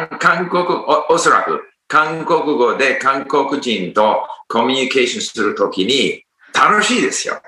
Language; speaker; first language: Japanese; non-native, fluent; English